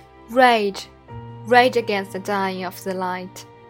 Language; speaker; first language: English; non-native, fluent; Chinese